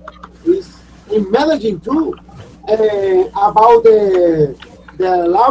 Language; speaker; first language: English; non-native, learner; Spanish